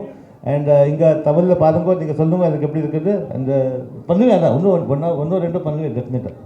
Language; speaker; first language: Tamil; early bilingual, heritage; Tamil